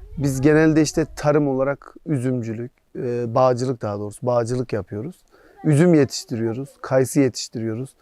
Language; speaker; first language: Turkish; native; Turkish